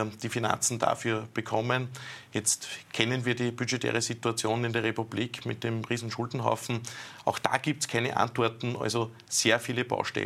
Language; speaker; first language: German; native; German